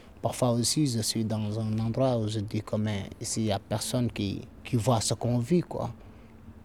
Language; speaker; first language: French; non-native, local second language; Fula